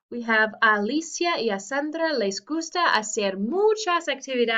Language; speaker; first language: Spanish; non-native, fluent; English